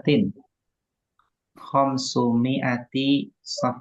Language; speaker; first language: Arabic; non-native, fluent; Indonesian